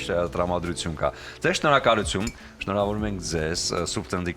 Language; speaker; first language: Armenian; native; Armenian